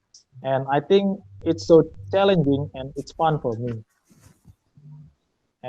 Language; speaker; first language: English; non-native, learner; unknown